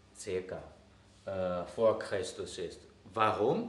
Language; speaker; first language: German; non-native, fluent; Greek